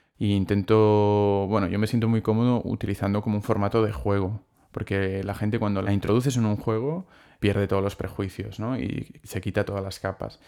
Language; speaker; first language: Spanish; non-native, local second language; Catalan